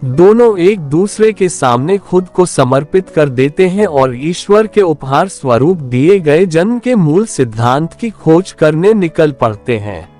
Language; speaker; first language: Hindi; native; Hindi